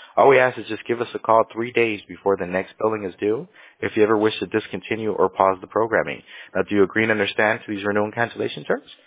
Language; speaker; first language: English; early bilingual, other home language; Spanish